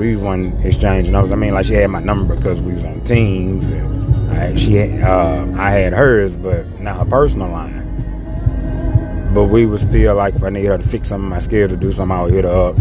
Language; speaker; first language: English; native; English